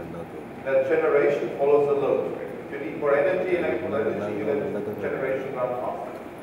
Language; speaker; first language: English; non-native, fluent; German